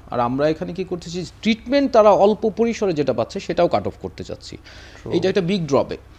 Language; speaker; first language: Bangla; native; Bangla